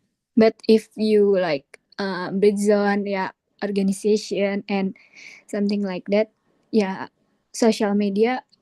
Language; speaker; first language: English; non-native, learner; Indonesian